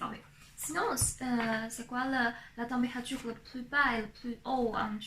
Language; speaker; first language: French; non-native, fluent; Chinese